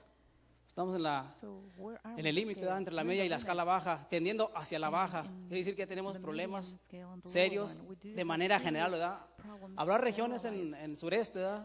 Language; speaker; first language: Spanish; native; Spanish